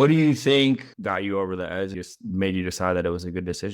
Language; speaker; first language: English; native; English